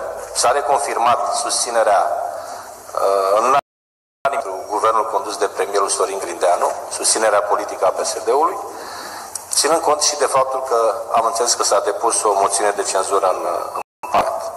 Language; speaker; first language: Romanian; native; Romanian